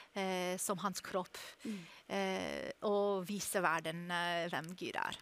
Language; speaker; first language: Norwegian; non-native, learner; English